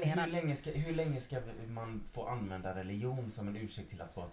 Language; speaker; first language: Swedish; native; Swedish